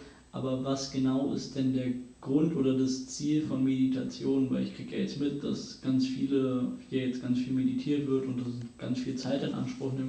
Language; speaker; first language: German; native; German